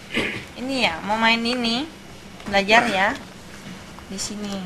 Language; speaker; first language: Indonesian; native; Indonesian